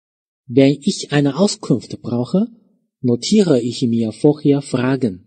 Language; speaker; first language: German; non-native, fluent; Chinese